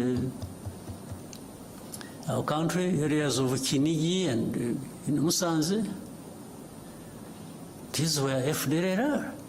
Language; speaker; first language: English; non-native, local second language; Kinyarwanda